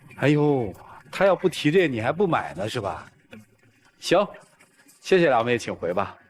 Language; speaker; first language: Chinese; native; Chinese